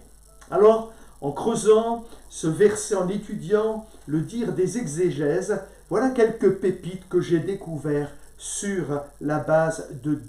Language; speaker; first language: French; native; French